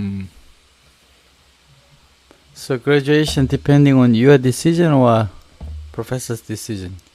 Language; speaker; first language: English; non-native, learner; Korean